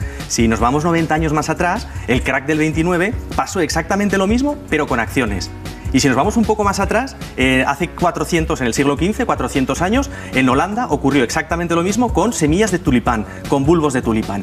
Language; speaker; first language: Spanish; native; Spanish